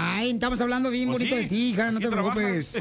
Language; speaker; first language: Spanish; native; Spanish